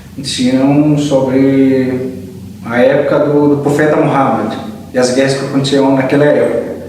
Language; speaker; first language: Portuguese; early bilingual, heritage; Arabic